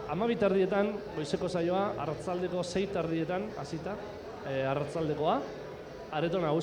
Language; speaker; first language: Basque; native; Basque